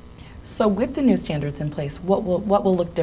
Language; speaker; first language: English; native; English